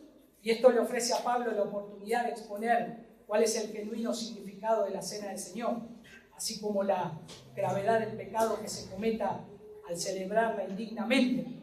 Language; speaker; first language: Spanish; native; Spanish